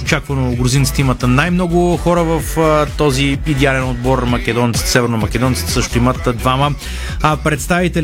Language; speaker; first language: Bulgarian; native; Bulgarian